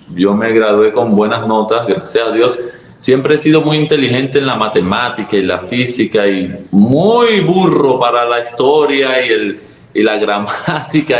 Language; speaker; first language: Spanish; early bilingual, other home language; Arabic